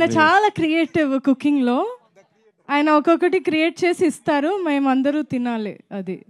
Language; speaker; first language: Telugu; non-native, fluent; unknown